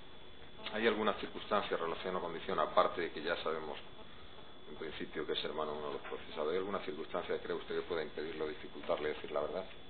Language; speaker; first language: Spanish; native; Spanish